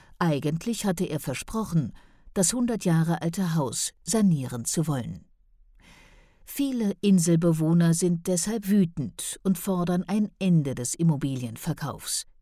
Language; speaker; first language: German; native; German